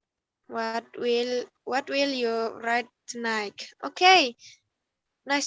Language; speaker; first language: English; non-native, learner; Indonesian